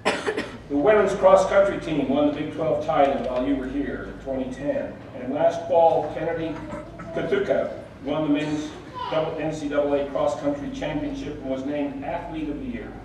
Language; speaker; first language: English; native; English